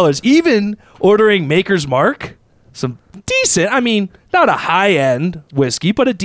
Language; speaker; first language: English; native; English